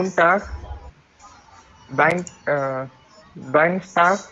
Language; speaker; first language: German; non-native, learner; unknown